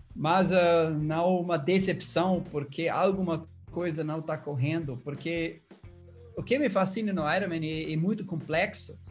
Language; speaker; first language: Portuguese; non-native, learner; German